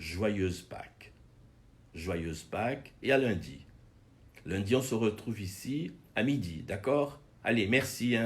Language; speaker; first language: French; non-native, fluent; Portuguese